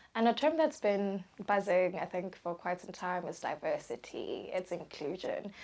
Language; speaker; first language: English; non-native, local second language; Tswana